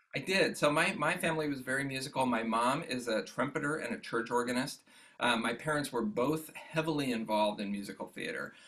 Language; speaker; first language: English; native; English